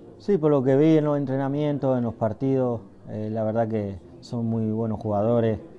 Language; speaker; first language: Spanish; native; Spanish